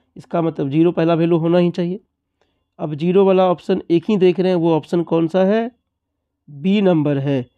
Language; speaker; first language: Hindi; native; Hindi